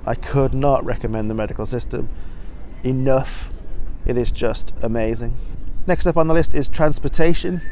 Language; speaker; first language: English; native; English